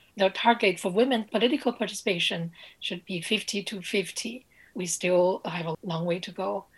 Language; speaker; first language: English; non-native, fluent; Chinese